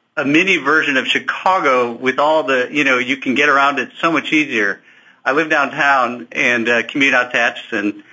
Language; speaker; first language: English; native; English